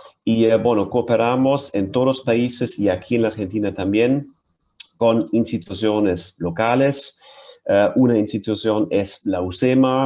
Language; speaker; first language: Spanish; non-native, fluent; German